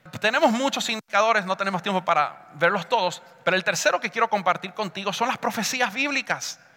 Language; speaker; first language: Spanish; early bilingual, heritage; Spanish